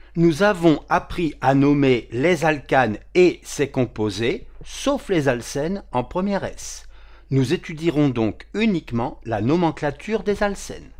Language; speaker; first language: French; native; French